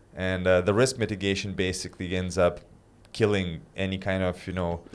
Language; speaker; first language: English; non-native, fluent; Lithuanian